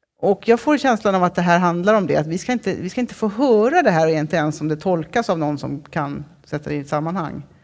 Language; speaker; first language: Swedish; native; Swedish